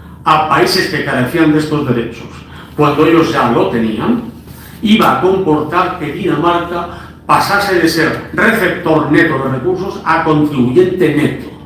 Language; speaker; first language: Spanish; native; Spanish